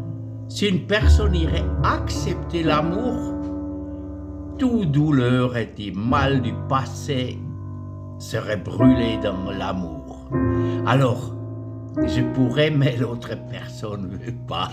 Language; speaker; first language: French; non-native, fluent; German